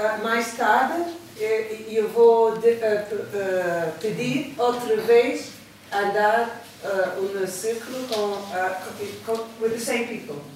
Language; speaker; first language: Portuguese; non-native, learner; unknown